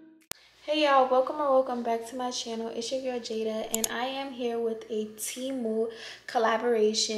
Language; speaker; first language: English; native; English